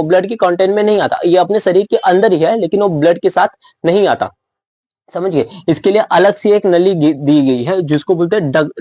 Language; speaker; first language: Hindi; native; Hindi